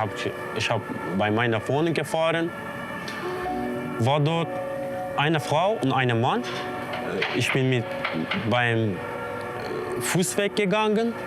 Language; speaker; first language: German; non-native, learner; Kurdish